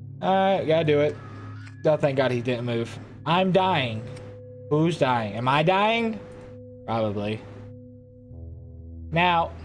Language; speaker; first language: English; native; English